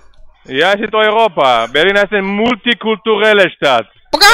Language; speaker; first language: German; non-native, learner; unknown